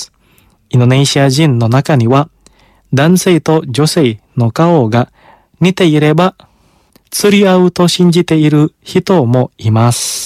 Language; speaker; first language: Japanese; non-native, fluent; Indonesian